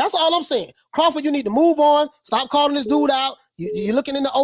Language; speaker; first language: English; native; English